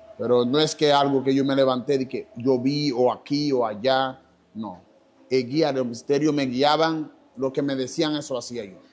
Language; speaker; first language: Spanish; non-native, fluent; Haitian Creole